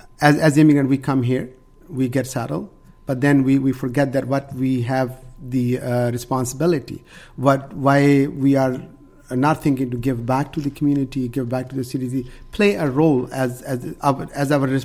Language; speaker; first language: English; non-native, local second language; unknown